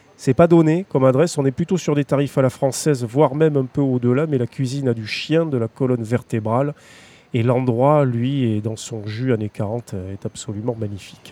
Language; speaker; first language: French; native; French